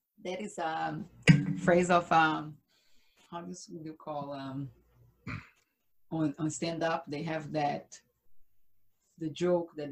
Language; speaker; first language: English; non-native, fluent; Portuguese